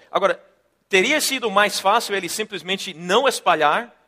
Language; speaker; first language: Portuguese; non-native, fluent; English